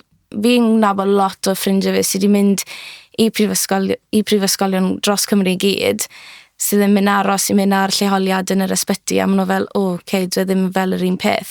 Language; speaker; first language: Welsh; native; Welsh